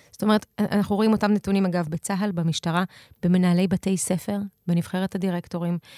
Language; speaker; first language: Hebrew; early bilingual, other home language; Russian